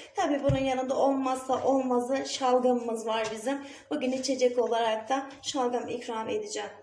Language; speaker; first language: Turkish; native; Turkish